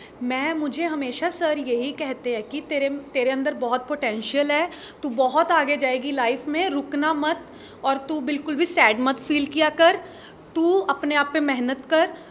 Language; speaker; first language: Hindi; non-native, local second language; Punjabi